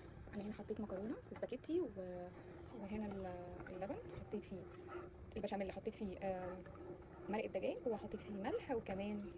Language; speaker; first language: Arabic; native; Arabic